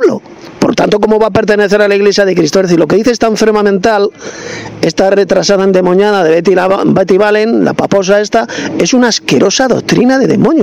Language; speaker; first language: Spanish; native; Spanish